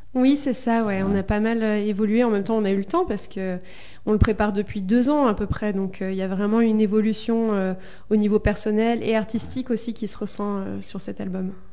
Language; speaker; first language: French; early bilingual, heritage; Spanish